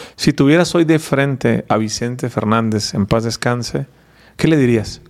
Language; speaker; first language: Spanish; native; Spanish